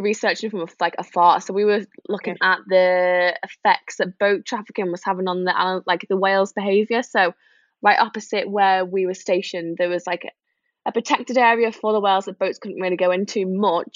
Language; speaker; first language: English; native; English